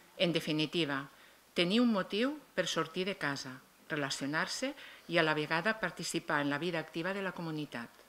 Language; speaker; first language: Catalan; native; Catalan